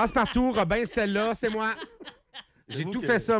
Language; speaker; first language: French; native; French